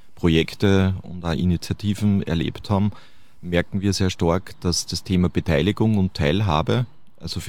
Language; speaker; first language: German; native; German